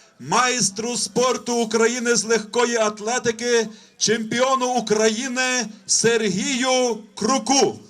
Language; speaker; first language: Ukrainian; native; Ukrainian